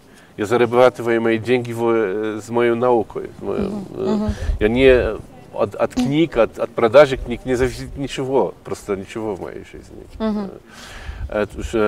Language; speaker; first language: Russian; non-native, fluent; Polish